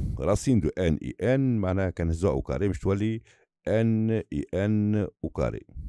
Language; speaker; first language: French; non-native, local second language; Arabic